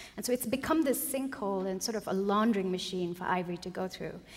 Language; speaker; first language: English; non-native, local second language; Nepali